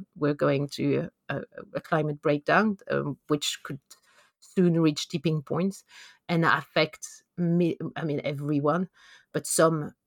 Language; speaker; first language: English; non-native, fluent; French